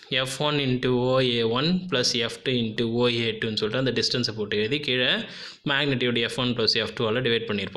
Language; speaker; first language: Tamil; native; Tamil